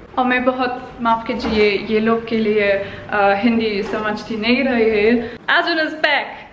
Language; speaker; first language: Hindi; non-native, learner; German